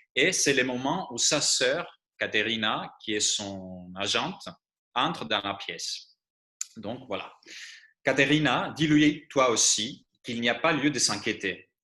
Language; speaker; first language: French; non-native, fluent; Greek